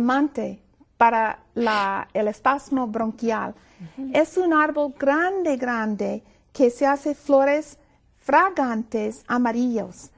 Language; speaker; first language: Spanish; non-native, fluent; English